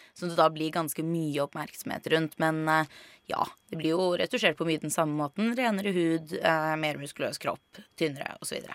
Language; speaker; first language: Norwegian; native; Norwegian